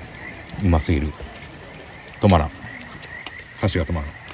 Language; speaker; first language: Japanese; native; Japanese